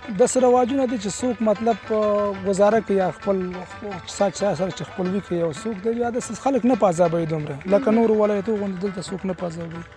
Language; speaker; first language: Pashto; non-native, local second language; Persian